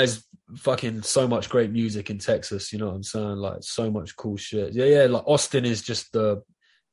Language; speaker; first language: English; native; English